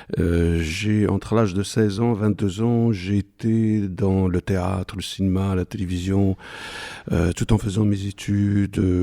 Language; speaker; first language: French; non-native, local second language; Arabic